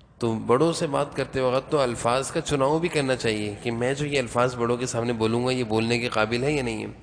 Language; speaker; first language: Urdu; native; Urdu